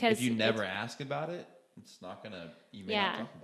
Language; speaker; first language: English; native; English